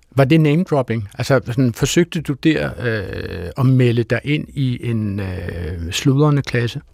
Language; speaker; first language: Danish; native; Danish